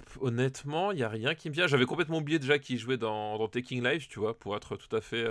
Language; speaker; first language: French; native; French